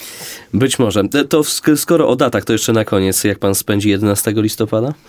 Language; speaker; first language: Polish; native; Polish